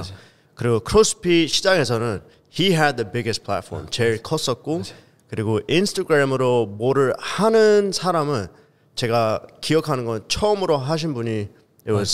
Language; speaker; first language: Korean; early bilingual, heritage; Korean